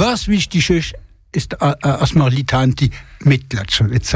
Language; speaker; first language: German; non-native, local second language; French